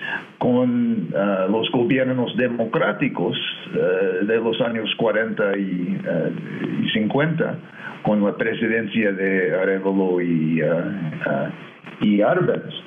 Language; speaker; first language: Spanish; non-native, fluent; English